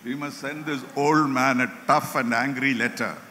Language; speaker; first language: English; non-native, local second language; Malayalam